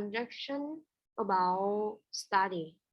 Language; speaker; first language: English; non-native, learner; Vietnamese